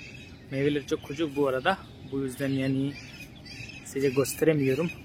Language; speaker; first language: Turkish; non-native, fluent; Hindi